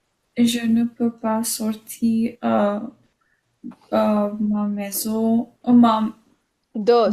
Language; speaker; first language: French; non-native, learner; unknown